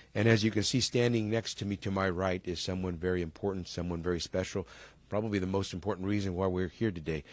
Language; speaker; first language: English; early bilingual, other home language; Spanish